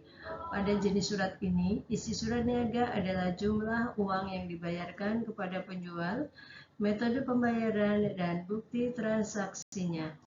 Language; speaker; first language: Indonesian; native; Indonesian